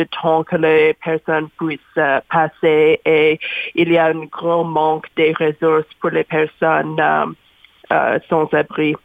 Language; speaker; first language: French; non-native, learner; English